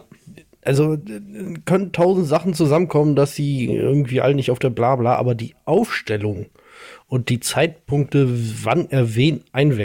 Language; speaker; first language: German; native; German